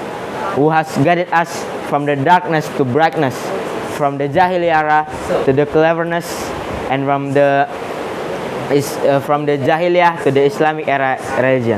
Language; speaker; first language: English; non-native, learner; Indonesian